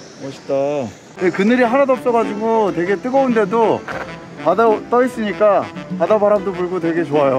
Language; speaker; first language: Korean; native; Korean